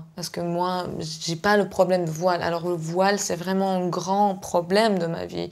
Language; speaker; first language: French; non-native, fluent; Persian